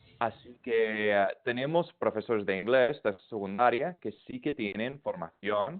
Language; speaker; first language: Spanish; non-native, fluent; English